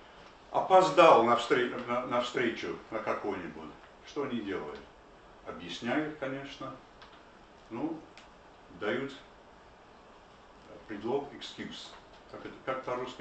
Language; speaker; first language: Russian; non-native, fluent; English